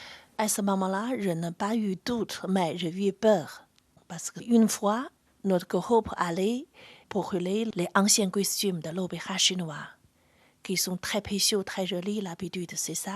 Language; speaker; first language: French; non-native, fluent; Chinese